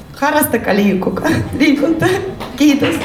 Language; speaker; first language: Finnish; non-native, learner; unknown